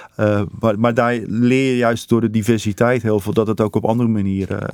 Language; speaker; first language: Dutch; native; Dutch